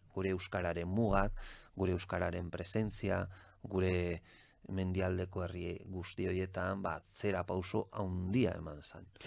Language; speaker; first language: Basque; non-native, local second language; Spanish